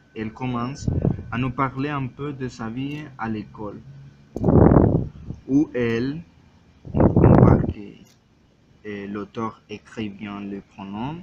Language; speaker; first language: French; non-native, learner; Spanish